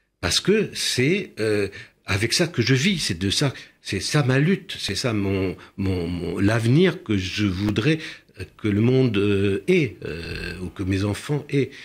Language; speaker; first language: French; early bilingual, other home language; Romanian